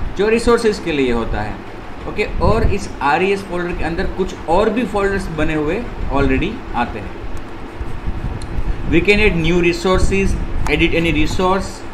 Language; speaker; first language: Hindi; non-native, local second language; Gujarati